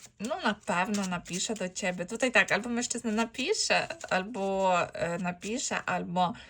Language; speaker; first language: Polish; non-native, fluent; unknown